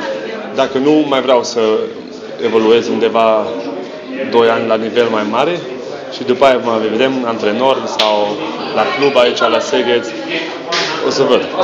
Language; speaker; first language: Romanian; non-native, local second language; Hungarian